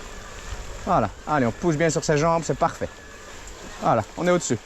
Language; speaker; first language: French; native; French